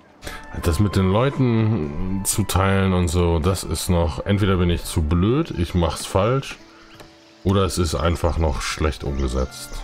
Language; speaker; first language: German; native; German